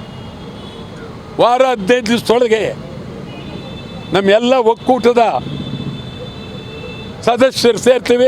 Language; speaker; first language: Kannada; native; Kannada